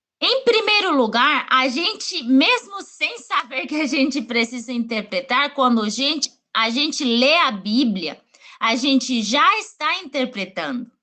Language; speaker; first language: Portuguese; non-native, fluent; Spanish